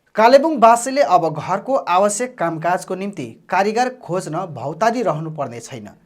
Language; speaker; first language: Nepali; native; Nepali